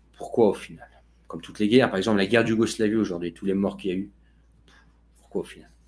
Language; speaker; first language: French; native; French